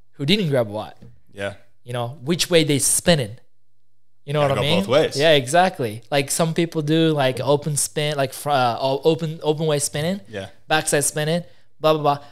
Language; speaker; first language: English; non-native, fluent; Japanese